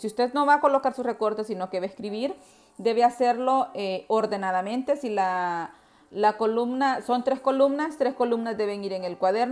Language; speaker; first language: Spanish; native; Spanish